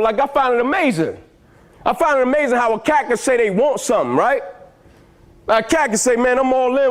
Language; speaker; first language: English; native; English